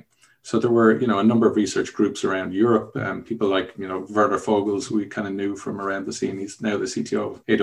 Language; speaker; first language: English; native; English